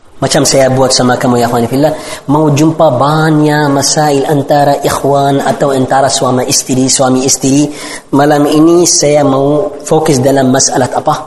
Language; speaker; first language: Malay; non-native, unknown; Arabic